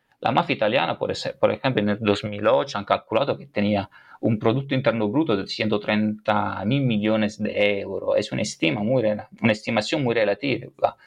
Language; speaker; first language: Spanish; non-native, fluent; Italian